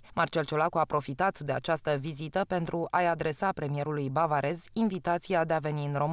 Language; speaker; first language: Romanian; native; Romanian